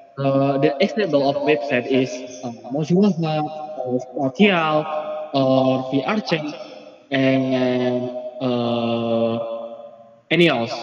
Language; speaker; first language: English; non-native, learner; Indonesian